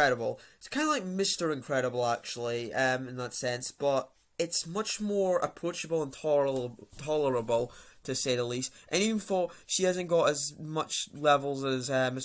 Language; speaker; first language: English; native; English